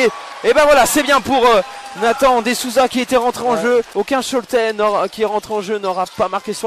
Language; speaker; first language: French; native; French